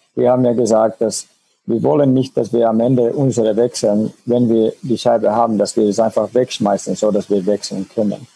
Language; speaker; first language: German; non-native, fluent; Finnish